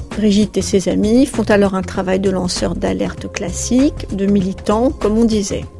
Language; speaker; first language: French; native; French